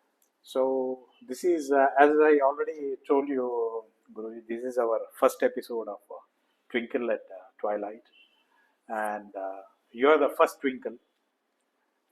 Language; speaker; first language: English; non-native, local second language; Kannada